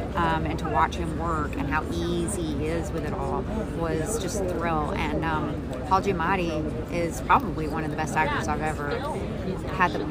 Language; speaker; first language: English; native; English